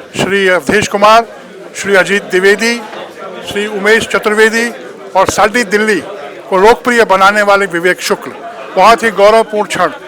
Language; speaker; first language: Hindi; non-native, local second language; Bhojpuri